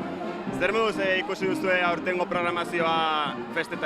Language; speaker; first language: Basque; native; Basque